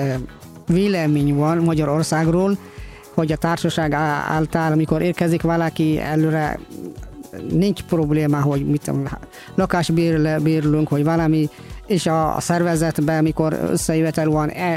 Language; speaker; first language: Hungarian; non-native, fluent; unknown